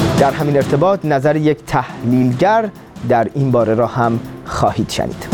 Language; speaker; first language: Persian; native; Persian